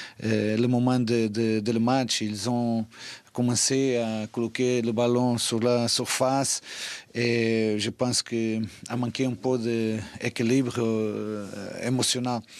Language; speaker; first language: French; non-native, learner; Portuguese